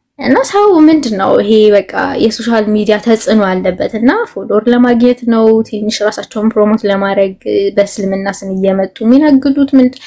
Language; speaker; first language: Amharic; native; Amharic